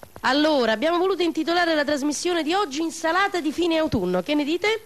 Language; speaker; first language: Italian; native; Italian